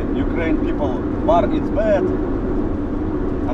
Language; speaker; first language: English; non-native, learner; Russian